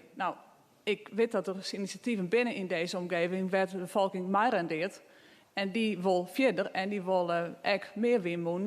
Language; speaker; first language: Dutch; non-native, local second language; Western Frisian